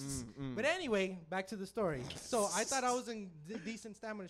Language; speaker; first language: English; native; English